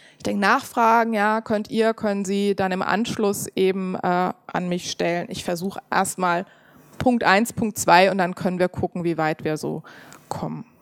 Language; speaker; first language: German; native; German